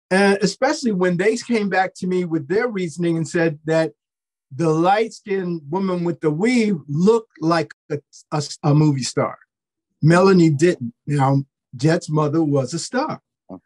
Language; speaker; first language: English; native; English